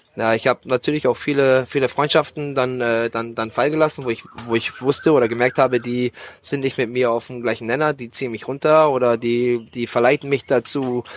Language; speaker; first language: German; native; German